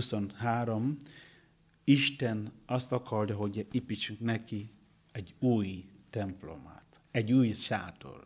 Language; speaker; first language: Hungarian; non-native, learner; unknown